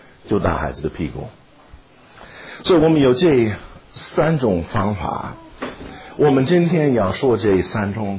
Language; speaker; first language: Chinese; non-native, fluent; English